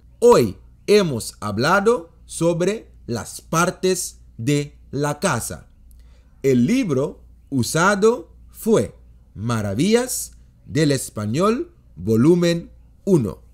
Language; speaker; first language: Spanish; non-native, fluent; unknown